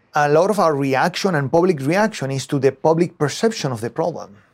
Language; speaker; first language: English; non-native, fluent; Spanish